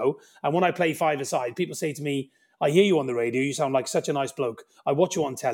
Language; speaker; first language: English; native; English